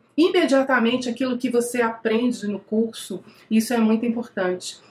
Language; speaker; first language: Portuguese; native; Portuguese